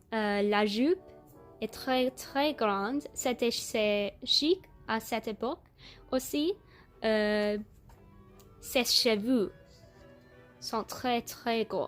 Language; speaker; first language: French; non-native, learner; English